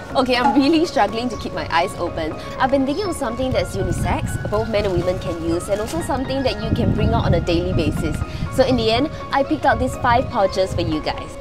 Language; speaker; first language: English; non-native, local second language; Chinese